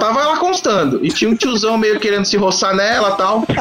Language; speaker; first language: Portuguese; native; Portuguese